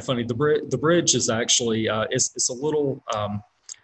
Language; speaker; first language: English; native; English